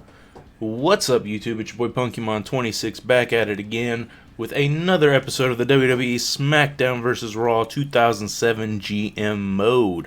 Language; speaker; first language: English; native; English